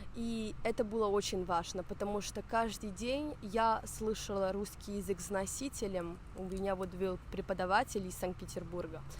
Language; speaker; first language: Russian; non-native, fluent; Spanish